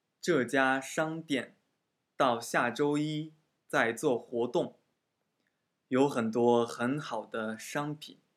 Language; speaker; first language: Chinese; non-native, learner; Japanese